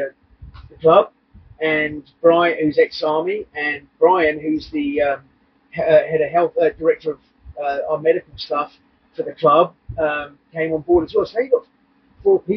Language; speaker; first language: English; native; English